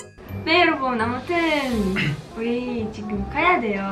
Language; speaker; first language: Korean; non-native, fluent; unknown